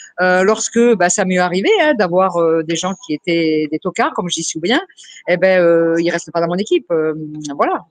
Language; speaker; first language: French; native; French